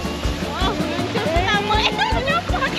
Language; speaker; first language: Malay; native; Malay